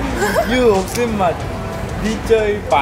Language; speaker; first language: Vietnamese; non-native, fluent; Korean